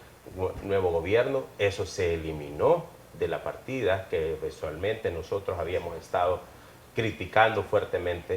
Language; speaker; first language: Spanish; native; Spanish